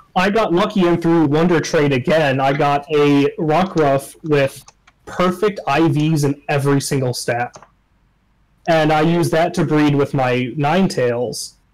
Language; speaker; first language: English; native; English